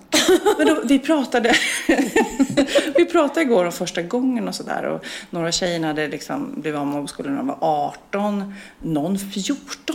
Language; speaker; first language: Swedish; native; Swedish